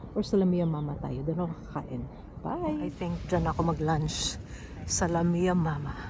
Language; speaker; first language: Filipino; non-native, local second language; Cebuano